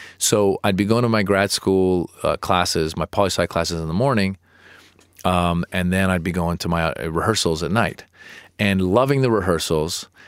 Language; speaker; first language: English; early bilingual, other home language; Persian